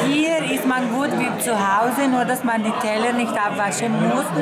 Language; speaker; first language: German; early bilingual, other home language; Spanish